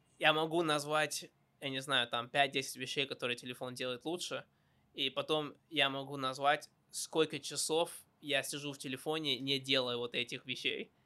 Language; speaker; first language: Russian; early bilingual, heritage; Russian